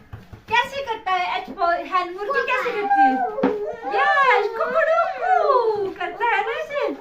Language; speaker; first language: Hindi; native; Hindi